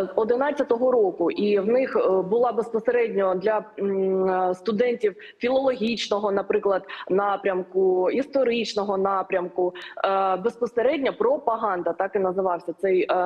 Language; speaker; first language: Ukrainian; native; Ukrainian